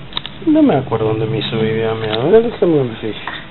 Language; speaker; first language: Spanish; native; Spanish